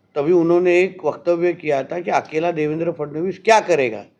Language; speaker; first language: Hindi; non-native, local second language; Marathi